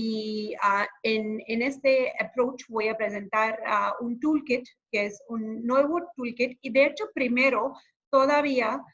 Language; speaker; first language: Spanish; non-native, fluent; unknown